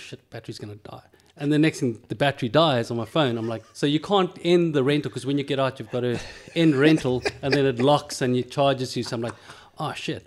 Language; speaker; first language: English; native; English